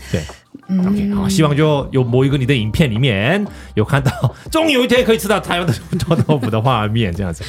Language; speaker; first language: Chinese; non-native, fluent; Korean